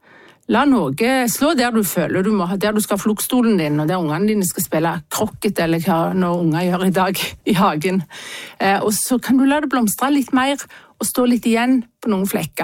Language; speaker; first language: Norwegian; native; Norwegian